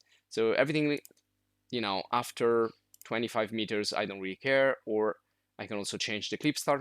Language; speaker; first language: English; non-native, fluent; Italian